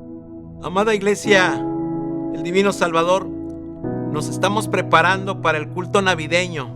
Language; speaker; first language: Spanish; native; Spanish